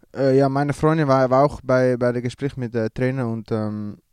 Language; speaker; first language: German; non-native, learner; Dutch